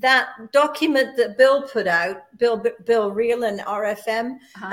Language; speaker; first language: English; native; English